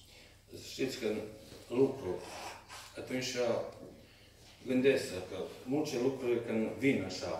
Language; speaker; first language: Romanian; non-native, learner; Serbian